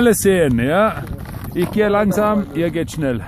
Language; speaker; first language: German; non-native, fluent; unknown